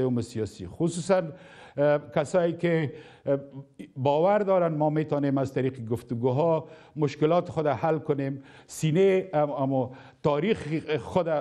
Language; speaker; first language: Persian; non-native, local second language; Pashto